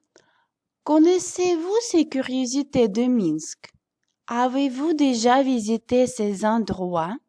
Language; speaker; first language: French; non-native, fluent; Russian